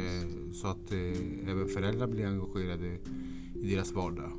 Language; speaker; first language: Swedish; non-native, fluent; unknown